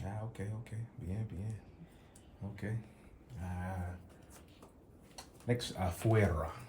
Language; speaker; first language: Spanish; non-native, learner; English